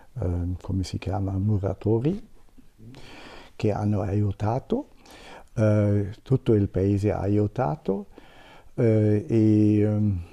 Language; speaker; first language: Italian; non-native, fluent; German